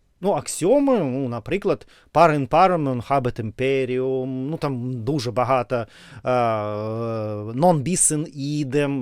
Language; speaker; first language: Ukrainian; non-native, learner; Russian